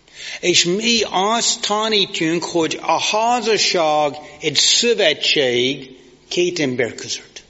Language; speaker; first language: Hungarian; non-native, fluent; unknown